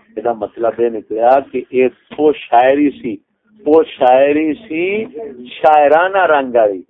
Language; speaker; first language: Urdu; non-native, local second language; Punjabi